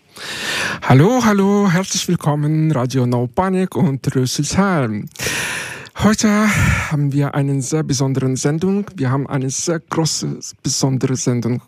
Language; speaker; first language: German; non-native, learner; Ukrainian